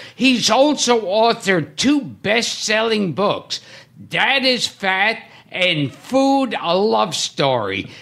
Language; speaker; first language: English; native; English